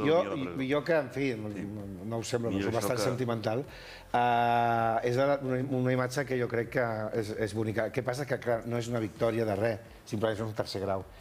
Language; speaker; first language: Catalan; native; Catalan